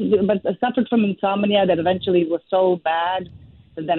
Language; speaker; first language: English; non-native, fluent; Serbian